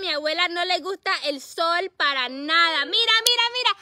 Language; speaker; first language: Spanish; early bilingual, heritage; Spanish